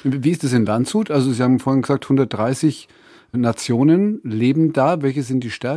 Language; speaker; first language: German; native; German